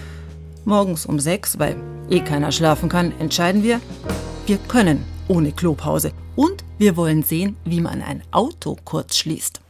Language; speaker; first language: German; native; German